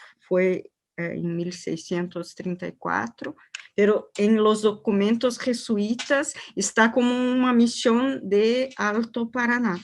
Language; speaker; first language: Spanish; non-native, learner; Portuguese